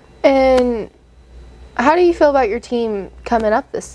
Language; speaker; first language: English; native; English